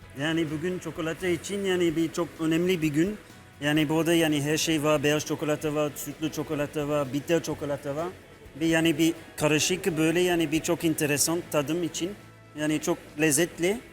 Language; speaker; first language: Turkish; non-native, learner; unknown